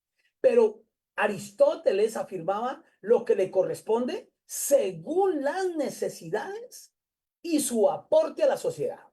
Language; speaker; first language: Spanish; native; Spanish